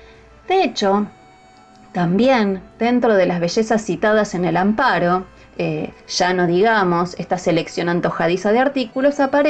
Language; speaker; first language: Spanish; native; Spanish